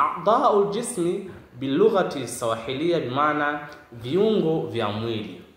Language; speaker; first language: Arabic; non-native, fluent; Swahili